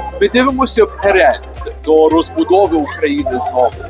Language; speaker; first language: Ukrainian; early bilingual, heritage; Ukrainian